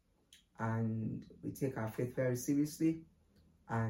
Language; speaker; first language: English; non-native, local second language; Yoruba